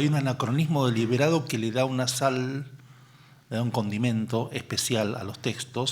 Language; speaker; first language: Spanish; native; Spanish